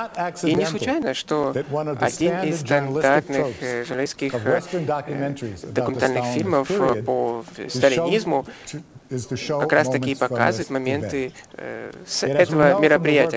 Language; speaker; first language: Russian; native; Russian